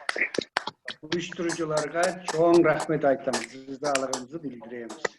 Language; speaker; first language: Kyrgyz; non-native, learner; Kazakh